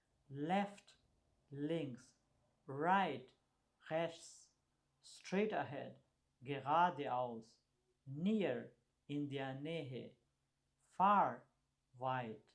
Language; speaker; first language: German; non-native, fluent; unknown